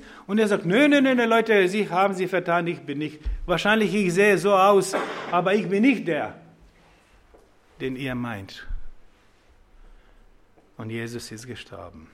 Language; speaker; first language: German; non-native, fluent; Croatian